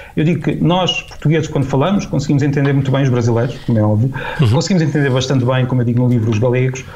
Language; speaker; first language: Portuguese; native; Portuguese